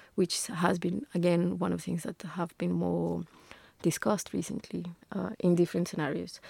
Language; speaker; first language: English; non-native, fluent; Spanish